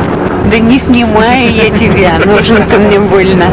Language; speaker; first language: Russian; native; Russian